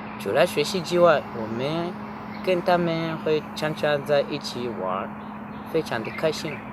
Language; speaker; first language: Chinese; non-native, learner; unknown